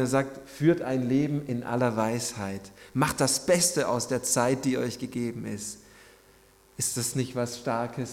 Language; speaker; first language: German; native; German